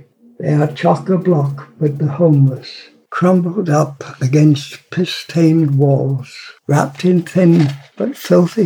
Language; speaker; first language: English; native; English